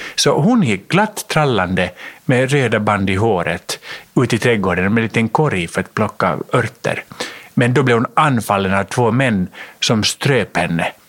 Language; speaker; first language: Swedish; native; Swedish